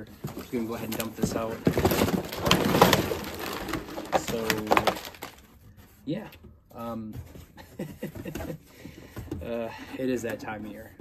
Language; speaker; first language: English; native; English